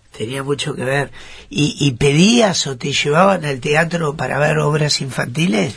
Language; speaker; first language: Spanish; native; Spanish